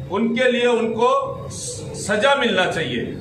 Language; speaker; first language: Hindi; non-native, local second language; Bangla